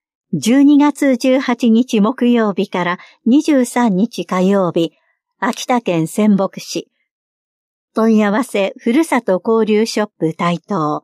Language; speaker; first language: Japanese; native; Japanese